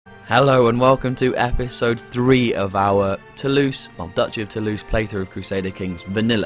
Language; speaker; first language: English; native; English